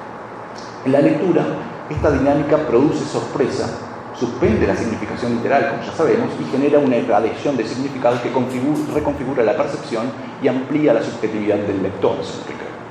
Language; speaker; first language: Spanish; native; Spanish